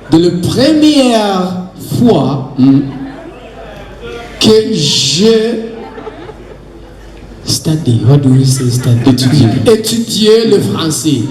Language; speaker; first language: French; non-native, learner; Kinyarwanda